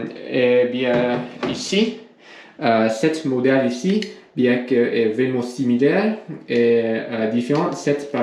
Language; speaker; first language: French; non-native, learner; English